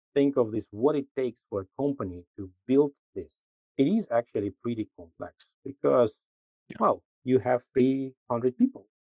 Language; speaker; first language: English; non-native, fluent; Russian